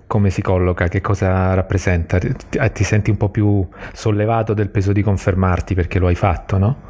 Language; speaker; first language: Italian; native; Italian